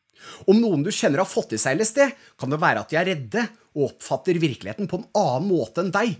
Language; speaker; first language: Norwegian; native; Norwegian